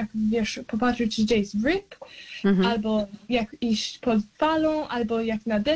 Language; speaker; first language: Polish; early bilingual, heritage; Polish